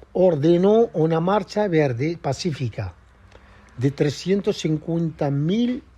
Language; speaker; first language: Spanish; non-native, fluent; Arabic